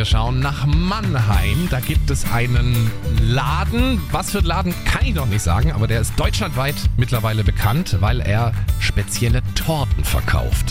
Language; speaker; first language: German; native; German